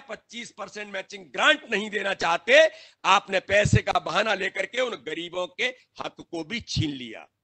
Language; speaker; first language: Hindi; native; Hindi